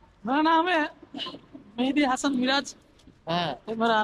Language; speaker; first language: Hindi; non-native, learner; Bangla